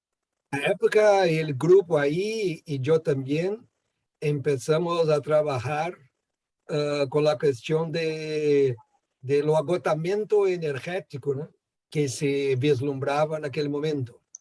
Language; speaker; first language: Spanish; non-native, fluent; Portuguese